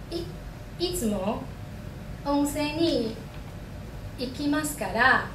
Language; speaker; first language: Japanese; non-native, learner; Chinese